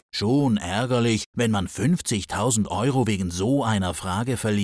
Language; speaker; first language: German; native; German